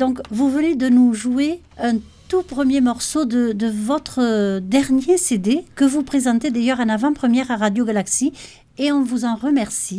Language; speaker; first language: French; native; French